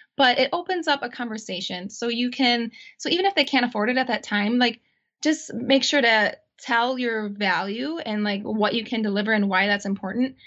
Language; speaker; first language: English; native; English